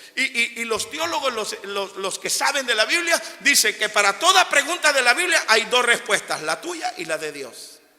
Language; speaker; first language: Spanish; native; Spanish